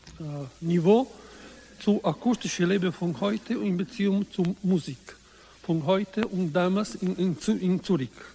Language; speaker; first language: German; non-native, learner; Italian